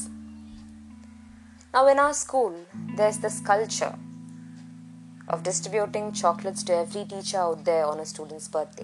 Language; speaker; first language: English; non-native, local second language; Malayalam